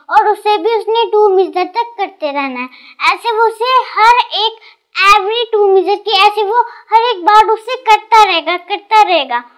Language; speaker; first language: Hindi; non-native, local second language; Punjabi